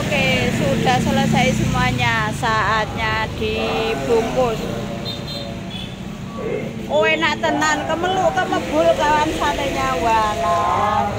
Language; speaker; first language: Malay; non-native, local second language; Javanese